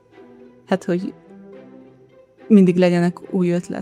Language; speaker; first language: Hungarian; early bilingual, heritage; Hungarian